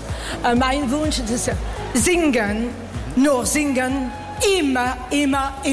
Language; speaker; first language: German; non-native, learner; French